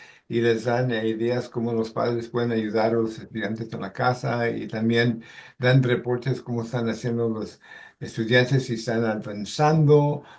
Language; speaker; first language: Spanish; early bilingual, heritage; Spanish